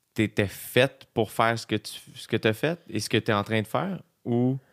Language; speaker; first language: French; native; French